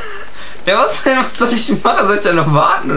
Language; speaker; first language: German; early bilingual, other home language; Turkish